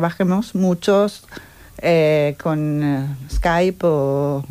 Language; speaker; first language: Spanish; non-native, learner; Italian